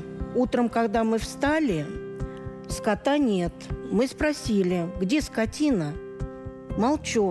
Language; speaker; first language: Russian; native; Russian